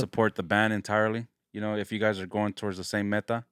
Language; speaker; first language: English; early bilingual, other home language; Spanish